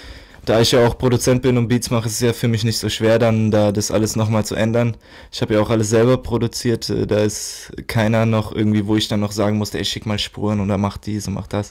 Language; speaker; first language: German; native; German